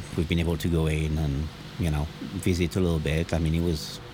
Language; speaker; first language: English; non-native, fluent; French